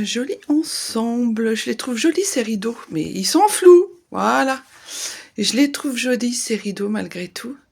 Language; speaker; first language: French; native; French